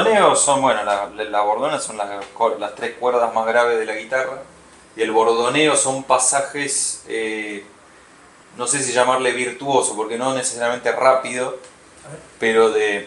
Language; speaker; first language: Spanish; native; Spanish